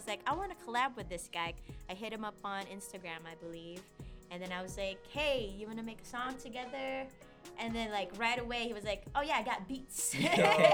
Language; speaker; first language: English; non-native, local second language; Filipino